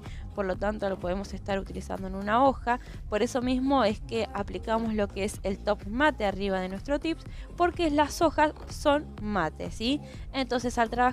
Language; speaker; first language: Spanish; native; Spanish